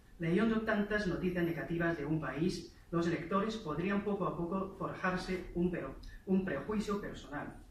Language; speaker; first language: Spanish; non-native, fluent; Chinese